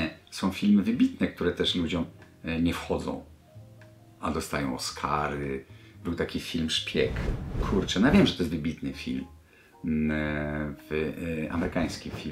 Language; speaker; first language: Polish; native; Polish